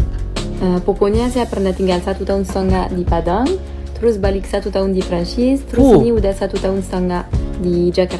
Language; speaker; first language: Indonesian; non-native, fluent; French